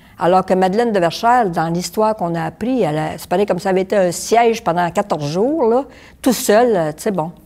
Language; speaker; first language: French; native; French